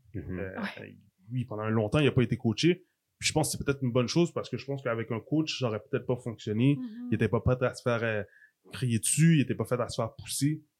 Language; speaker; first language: French; native; French